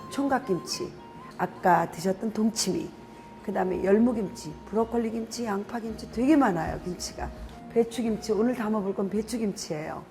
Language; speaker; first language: Korean; native; Korean